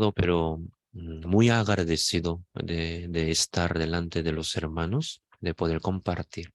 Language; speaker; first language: Spanish; non-native, fluent; Korean